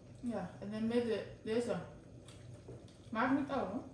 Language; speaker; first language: Dutch; non-native, learner; Thai